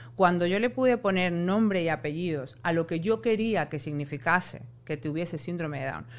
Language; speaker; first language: Spanish; native; Spanish